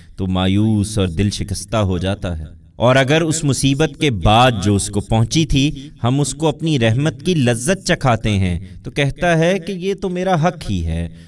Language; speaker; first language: Urdu; native; Urdu